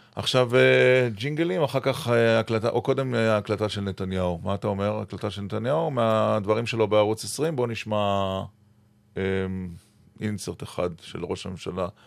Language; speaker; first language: Hebrew; native; Hebrew